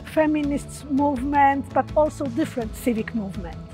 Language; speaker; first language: English; non-native, learner; Polish